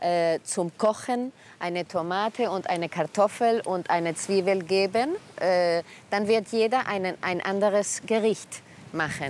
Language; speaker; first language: German; non-native, fluent; Spanish